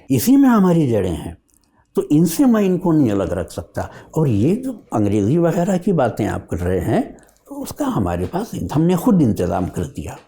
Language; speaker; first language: Urdu; native; Urdu